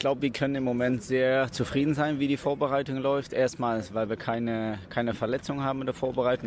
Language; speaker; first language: German; native; German